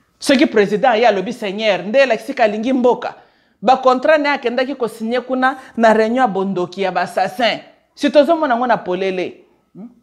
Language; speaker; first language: Lingala; native; Lingala